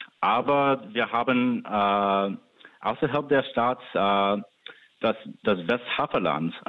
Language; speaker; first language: German; non-native, fluent; English